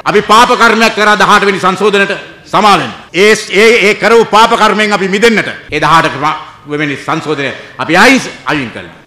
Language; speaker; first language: Sinhala; native; Sinhala